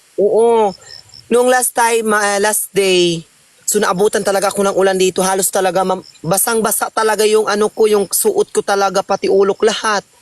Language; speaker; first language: Filipino; non-native, local second language; Cebuano